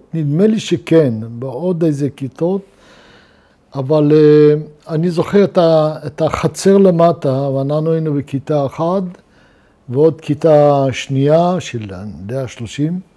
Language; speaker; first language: Hebrew; non-native, fluent; Luxembourgish